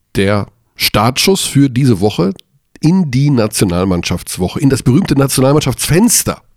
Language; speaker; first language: German; native; German